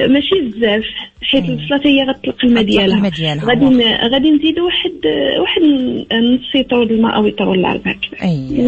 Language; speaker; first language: Arabic; native; Arabic